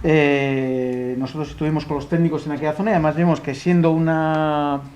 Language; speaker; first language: Spanish; non-native, local second language; Basque